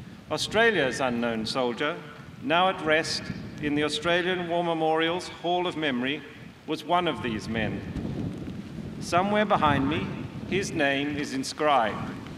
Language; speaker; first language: English; native; English